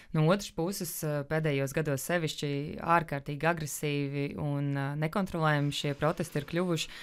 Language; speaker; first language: Latvian; native; Latvian